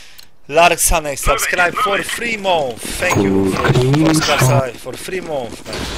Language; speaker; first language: English; non-native, learner; Polish